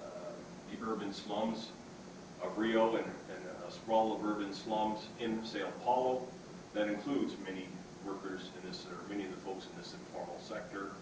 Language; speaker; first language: English; native; English